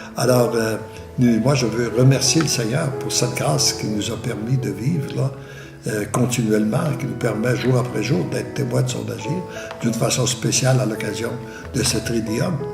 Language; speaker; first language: French; native; French